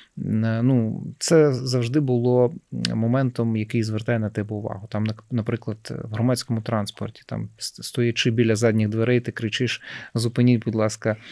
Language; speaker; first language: Ukrainian; native; Ukrainian